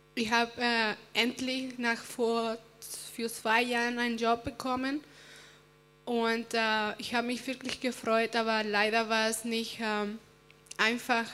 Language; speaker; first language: German; early bilingual, other home language; Spanish